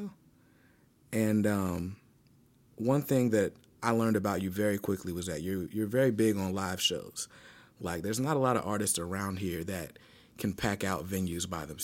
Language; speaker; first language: English; native; English